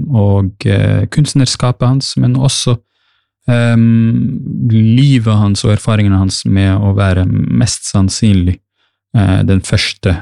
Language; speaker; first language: Norwegian; early bilingual, other home language; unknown